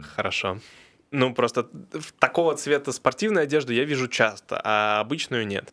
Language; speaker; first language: Russian; native; Russian